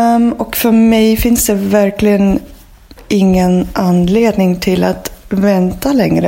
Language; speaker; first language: Swedish; non-native, fluent; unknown